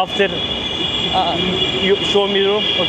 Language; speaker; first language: English; non-native, learner; Turkish